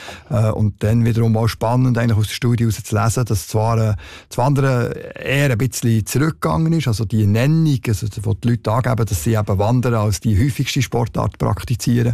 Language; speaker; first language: German; native; German